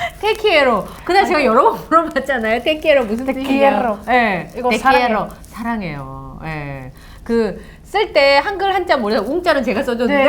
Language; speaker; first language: Korean; native; Korean